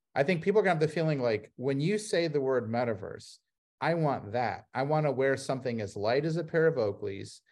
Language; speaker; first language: English; native; English